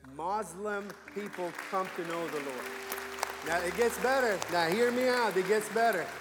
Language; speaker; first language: English; non-native, fluent; Persian